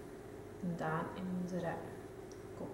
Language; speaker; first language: German; non-native, learner; Italian